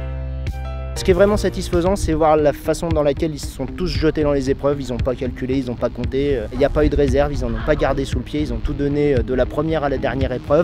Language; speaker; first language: French; native; French